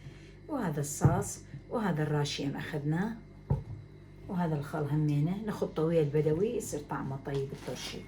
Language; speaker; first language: Arabic; native; Arabic